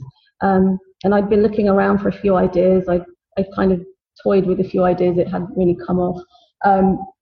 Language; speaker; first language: English; native; English